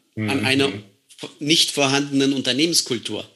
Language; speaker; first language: German; non-native, fluent; Estonian